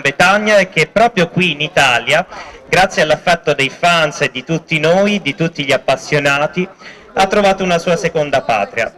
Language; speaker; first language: Italian; native; Italian